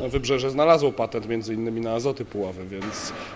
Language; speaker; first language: Polish; native; Polish